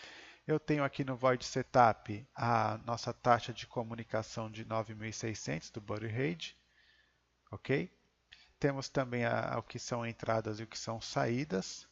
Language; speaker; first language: Portuguese; native; Portuguese